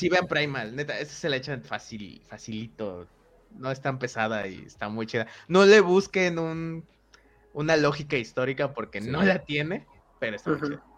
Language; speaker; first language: Spanish; native; Spanish